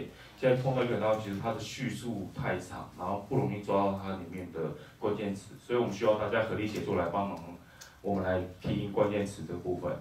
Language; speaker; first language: Chinese; native; Chinese